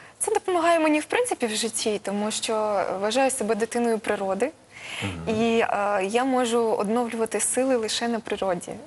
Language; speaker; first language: Ukrainian; non-native, local second language; Russian